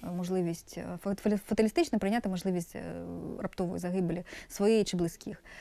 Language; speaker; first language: Ukrainian; non-native, local second language; Russian